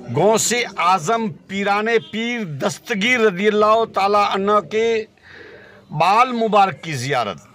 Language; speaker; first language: Hindi; non-native, local second language; Kachhi